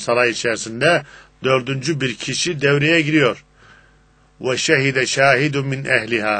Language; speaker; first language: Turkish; native; Turkish